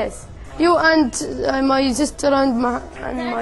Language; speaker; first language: English; non-native, learner; Arabic